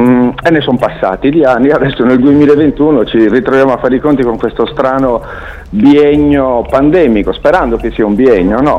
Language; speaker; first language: Italian; native; Italian